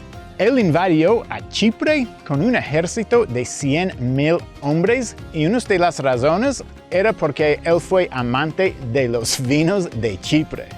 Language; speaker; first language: Spanish; early bilingual, heritage; English